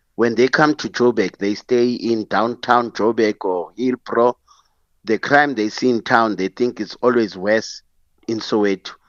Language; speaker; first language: English; non-native, local second language; Xhosa